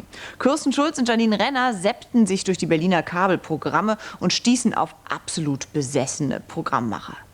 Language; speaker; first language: German; native; German